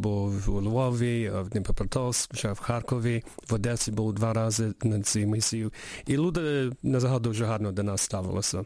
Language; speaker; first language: Ukrainian; early bilingual, heritage; Ukrainian